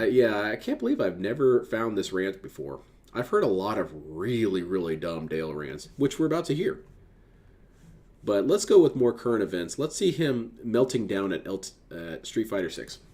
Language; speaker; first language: English; native; English